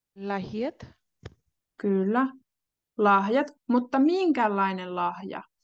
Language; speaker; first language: Finnish; native; Finnish